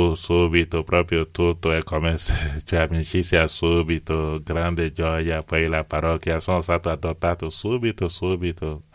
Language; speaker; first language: Italian; non-native, fluent; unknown